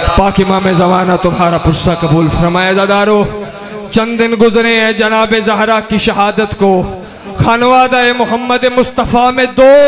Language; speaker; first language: Urdu; non-native, local second language; Punjabi